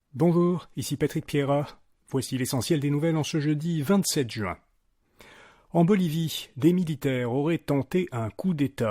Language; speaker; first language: French; native; French